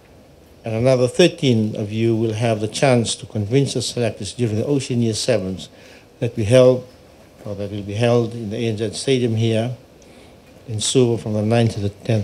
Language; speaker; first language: English; non-native, local second language; Fijian